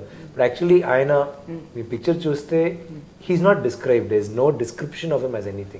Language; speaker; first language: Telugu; non-native, learner; Tamil